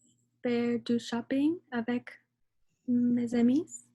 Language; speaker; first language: French; non-native, learner; English